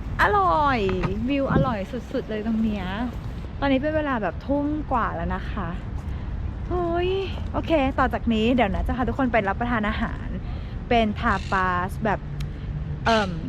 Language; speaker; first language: Thai; native; Thai